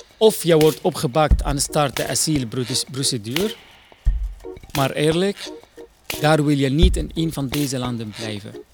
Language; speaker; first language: Dutch; non-native, fluent; Arabic